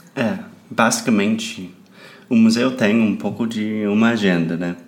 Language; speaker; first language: Portuguese; non-native, fluent; English